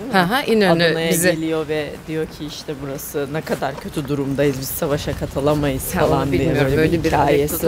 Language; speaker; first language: Turkish; native; Turkish